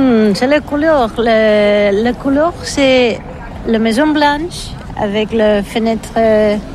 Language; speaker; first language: French; non-native, learner; Catalan